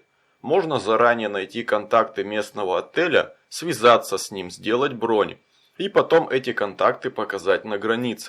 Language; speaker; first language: Russian; native; Russian